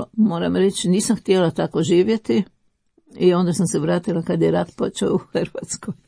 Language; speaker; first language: Croatian; native; Croatian